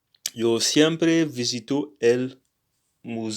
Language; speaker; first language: Spanish; non-native, learner; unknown